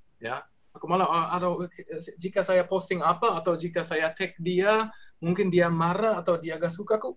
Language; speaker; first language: Indonesian; non-native, learner; German